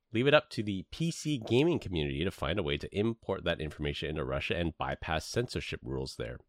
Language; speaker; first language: English; native; English